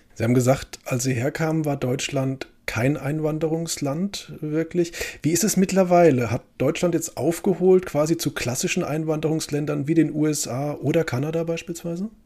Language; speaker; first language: German; native; German